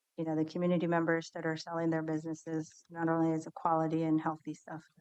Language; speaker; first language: English; early bilingual, other home language; Somali